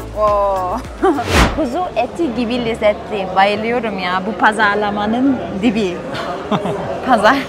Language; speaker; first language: Turkish; non-native, fluent; German